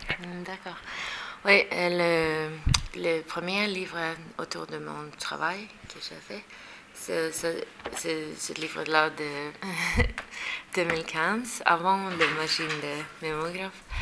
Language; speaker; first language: French; non-native, learner; Norwegian